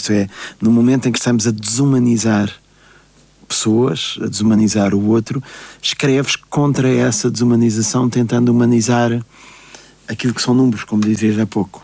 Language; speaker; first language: Portuguese; native; Portuguese